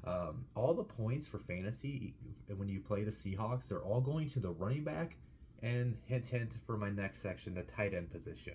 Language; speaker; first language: English; native; English